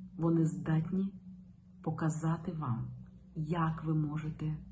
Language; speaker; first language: Ukrainian; non-native, local second language; Russian